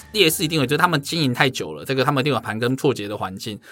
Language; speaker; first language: Chinese; native; Chinese